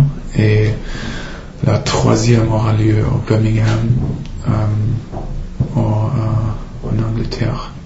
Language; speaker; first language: French; non-native, fluent; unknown